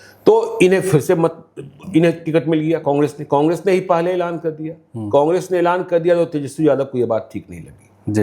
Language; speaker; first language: Hindi; native; Hindi